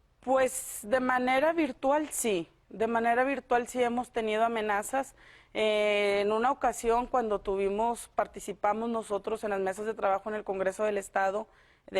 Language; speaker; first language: Spanish; native; Spanish